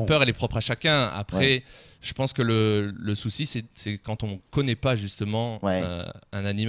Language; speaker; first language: French; native; French